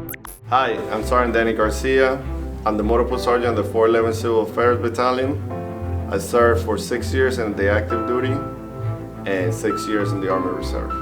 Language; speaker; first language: English; early bilingual, other home language; Spanish